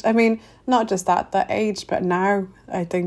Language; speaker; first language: English; native; English